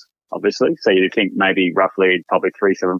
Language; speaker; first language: English; native; English